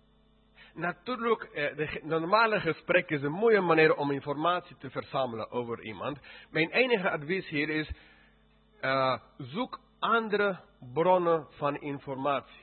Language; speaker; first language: Dutch; non-native, fluent; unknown